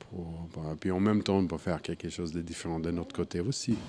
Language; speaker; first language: French; non-native, fluent; English